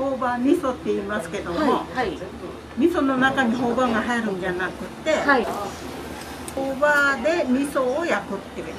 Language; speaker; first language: Japanese; native; Japanese